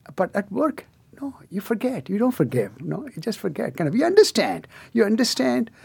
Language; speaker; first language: English; non-native, local second language; Tamil